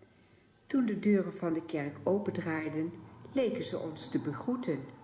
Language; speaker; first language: Dutch; native; Dutch